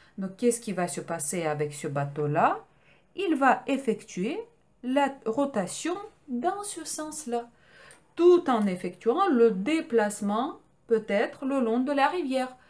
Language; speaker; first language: French; non-native, fluent; Ukrainian